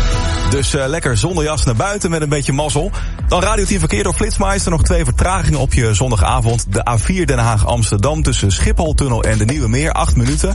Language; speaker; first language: Dutch; native; Dutch